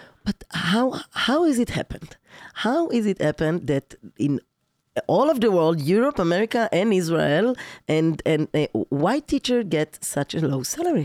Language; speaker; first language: English; non-native, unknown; Hebrew